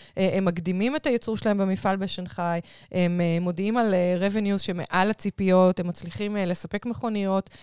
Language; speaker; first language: Hebrew; native; Hebrew